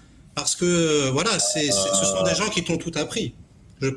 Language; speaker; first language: French; native; French